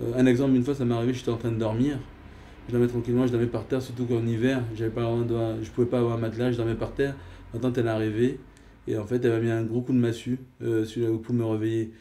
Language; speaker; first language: French; early bilingual, other home language; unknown